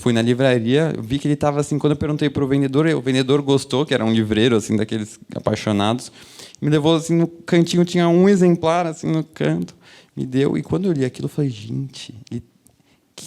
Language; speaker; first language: Portuguese; native; Portuguese